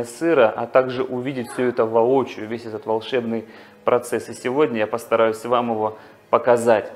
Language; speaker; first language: Russian; native; Russian